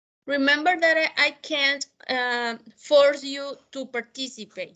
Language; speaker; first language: English; non-native, fluent; Spanish